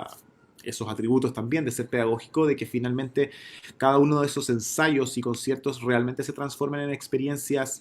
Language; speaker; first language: Spanish; native; Spanish